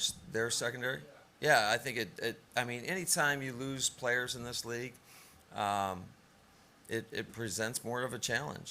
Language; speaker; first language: English; native; English